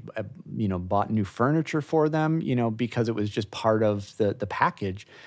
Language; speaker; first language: English; native; English